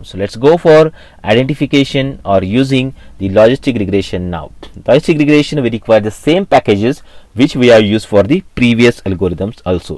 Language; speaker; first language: English; non-native, local second language; Marathi